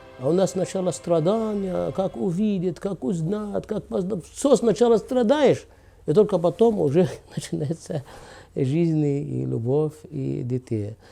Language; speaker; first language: Russian; non-native, fluent; Arabic